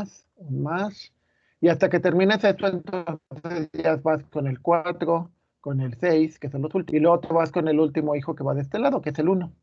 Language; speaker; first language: Spanish; native; Spanish